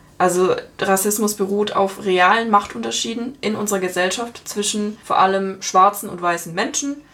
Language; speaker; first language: German; native; German